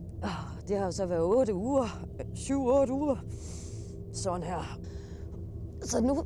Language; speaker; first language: Danish; native; Danish